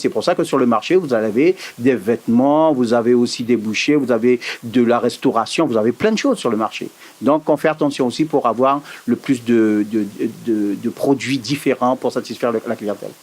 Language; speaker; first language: French; native; French